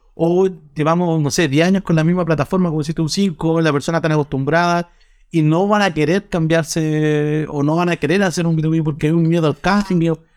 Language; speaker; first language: Spanish; native; Spanish